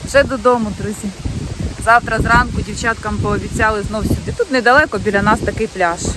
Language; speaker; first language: Ukrainian; native; Ukrainian